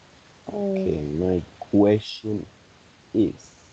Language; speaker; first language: English; non-native, fluent; Spanish